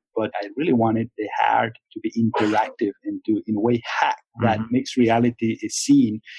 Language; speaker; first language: English; non-native, fluent; Spanish